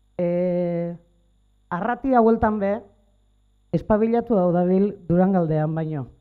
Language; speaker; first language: Basque; native; Basque